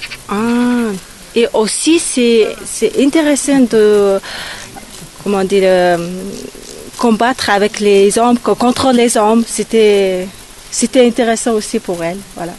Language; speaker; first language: French; non-native, fluent; Mongolian